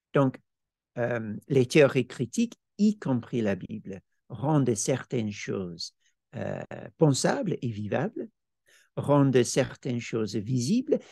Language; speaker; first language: French; non-native, fluent; English